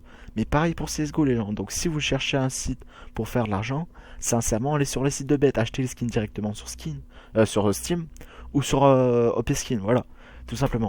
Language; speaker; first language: French; native; French